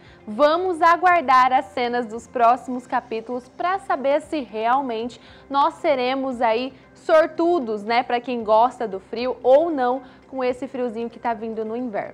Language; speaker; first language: Portuguese; native; Portuguese